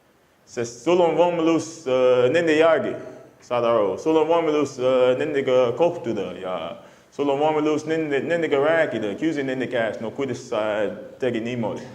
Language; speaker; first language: Estonian; non-native, fluent; English